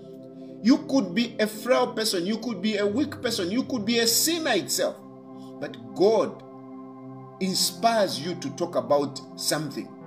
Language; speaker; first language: English; non-native, local second language; Bemba